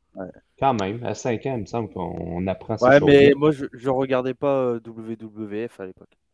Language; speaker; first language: French; native; French